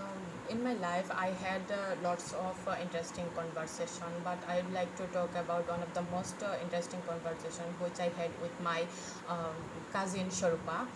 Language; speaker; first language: English; non-native, fluent; Bangla